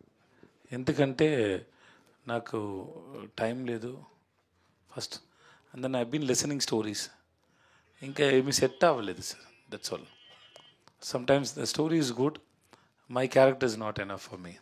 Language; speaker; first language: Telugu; non-native, learner; Tamil